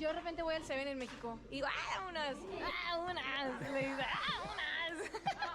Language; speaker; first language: Spanish; native; Spanish